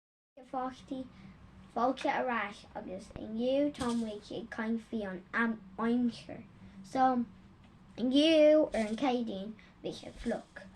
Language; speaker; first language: Irish; non-native, local second language; English